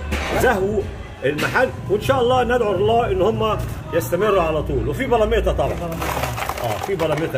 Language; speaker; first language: Arabic; native; Arabic